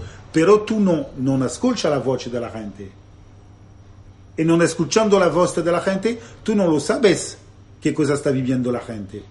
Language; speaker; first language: Italian; non-native, fluent; French